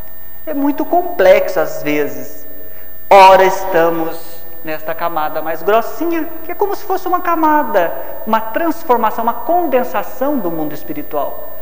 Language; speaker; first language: Portuguese; native; Portuguese